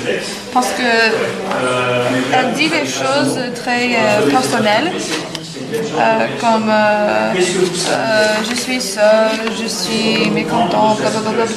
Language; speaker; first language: French; non-native, learner; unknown